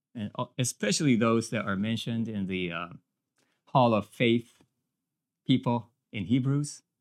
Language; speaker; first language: English; non-native, fluent; Japanese